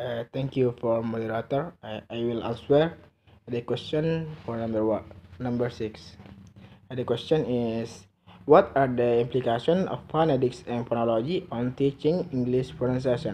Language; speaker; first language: English; non-native, learner; Indonesian